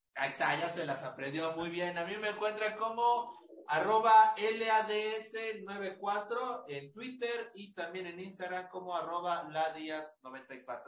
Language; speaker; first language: Spanish; native; Spanish